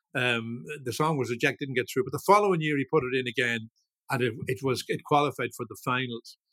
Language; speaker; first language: English; native; English